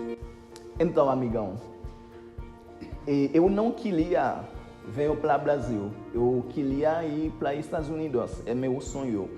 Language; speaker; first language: Portuguese; non-native, learner; Haitian Creole